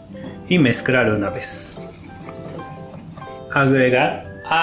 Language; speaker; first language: Spanish; non-native, learner; Japanese